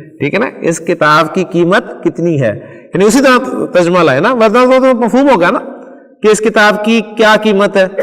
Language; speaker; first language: Urdu; non-native, local second language; Punjabi